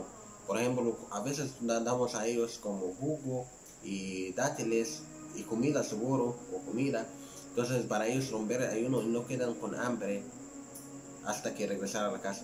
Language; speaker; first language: Spanish; non-native, learner; Arabic